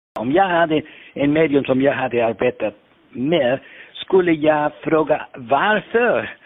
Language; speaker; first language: Swedish; non-native, fluent; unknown